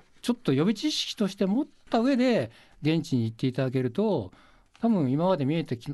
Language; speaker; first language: Japanese; native; Japanese